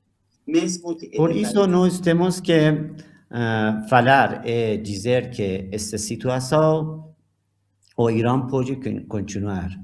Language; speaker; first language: Portuguese; non-native, learner; Persian